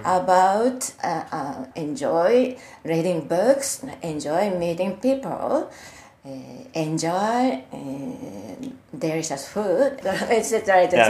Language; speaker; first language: English; non-native, learner; Japanese